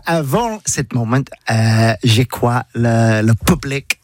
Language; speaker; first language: French; non-native, learner; English